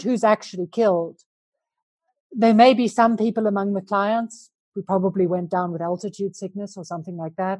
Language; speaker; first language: English; native; English